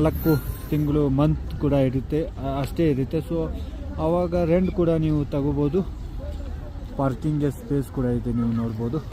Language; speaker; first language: Kannada; non-native, local second language; Ladakhi